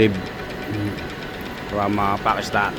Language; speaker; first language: English; non-native, learner; Filipino